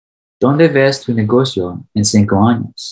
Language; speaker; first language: Spanish; early bilingual, heritage; English